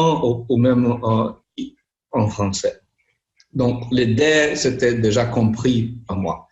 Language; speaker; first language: French; non-native, learner; Portuguese